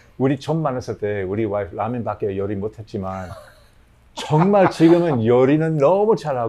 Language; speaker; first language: Korean; non-native, learner; English